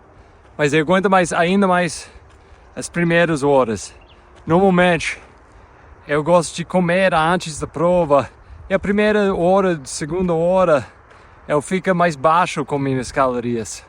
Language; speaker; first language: Portuguese; non-native, fluent; English